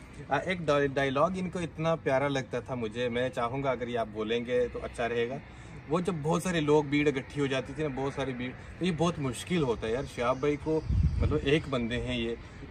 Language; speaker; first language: Hindi; native; Hindi